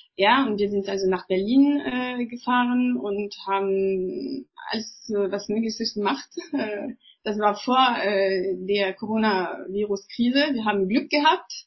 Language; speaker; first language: German; non-native, fluent; French